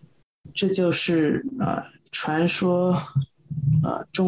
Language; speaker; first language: Chinese; early bilingual, heritage; Chinese